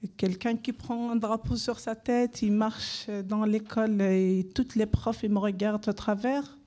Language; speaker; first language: French; non-native, learner; Arabic